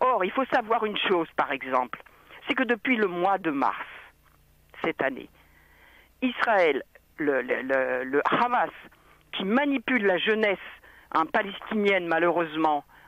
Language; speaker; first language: French; native; French